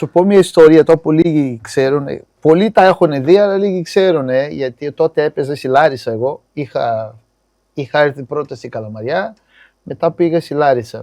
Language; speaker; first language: Greek; non-native, fluent; Portuguese